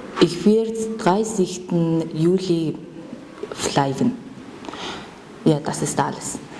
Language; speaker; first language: German; non-native, learner; Mongolian